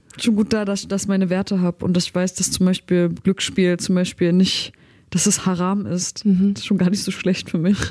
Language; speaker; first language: German; early bilingual, other home language; Turkish